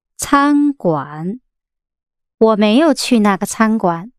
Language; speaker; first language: Chinese; non-native, learner; English